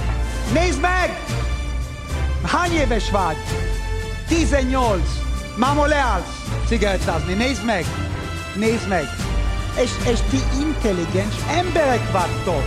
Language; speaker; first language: Hungarian; early bilingual, heritage; Hebrew